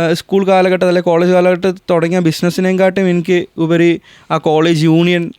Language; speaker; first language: Malayalam; native; Malayalam